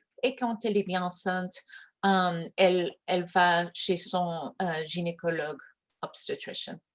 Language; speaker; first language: French; early bilingual, heritage; English